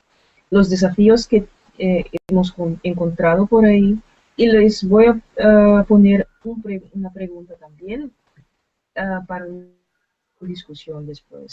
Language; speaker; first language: Spanish; non-native, learner; Dutch